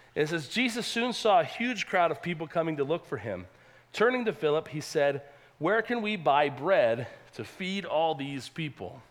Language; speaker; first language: English; native; English